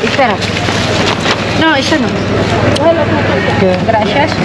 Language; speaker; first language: Spanish; non-native, learner; Filipino